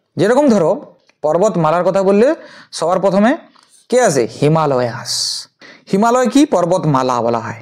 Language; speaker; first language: Bangla; native; Bangla